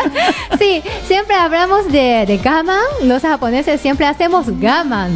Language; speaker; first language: Spanish; non-native, fluent; Japanese